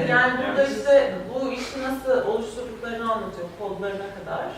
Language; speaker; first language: Turkish; native; Turkish